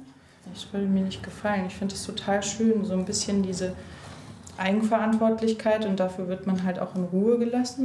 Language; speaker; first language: German; native; German